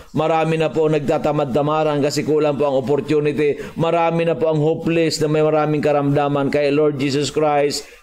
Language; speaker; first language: Filipino; non-native, local second language; Bikol